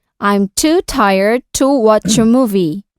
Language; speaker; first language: English; non-native, learner; Korean